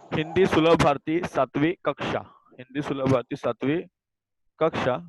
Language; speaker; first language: Hindi; non-native, local second language; Marathi